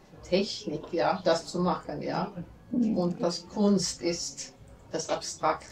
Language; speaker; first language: German; non-native, fluent; Latvian